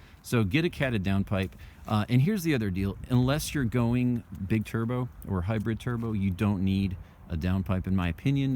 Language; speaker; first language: English; native; English